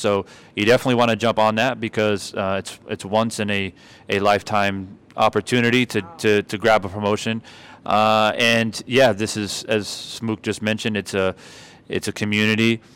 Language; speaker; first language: English; native; English